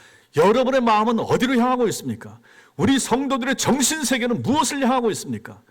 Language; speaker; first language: Korean; native; Korean